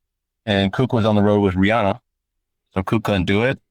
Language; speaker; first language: English; native; English